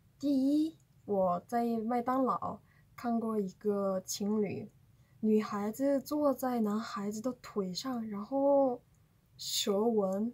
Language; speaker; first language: Chinese; non-native, fluent; Korean